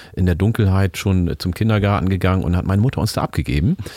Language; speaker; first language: German; early bilingual, other home language; Oromo